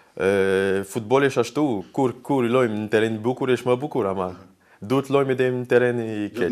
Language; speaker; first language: Albanian; non-native, learner; French